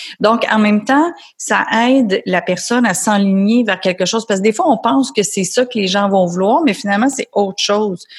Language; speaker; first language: French; native; French